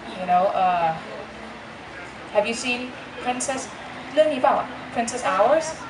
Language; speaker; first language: English; non-native, fluent; Thai